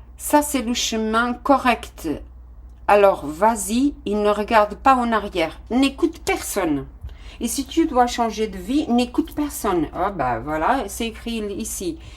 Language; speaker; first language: French; non-native, fluent; Portuguese